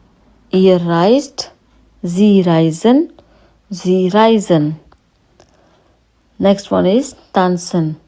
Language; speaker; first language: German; non-native, fluent; Hindi